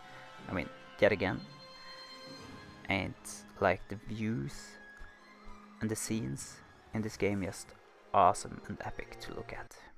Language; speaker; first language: English; non-native, fluent; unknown